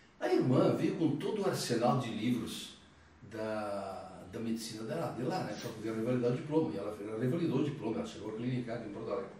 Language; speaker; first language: Portuguese; early bilingual, other home language; Italian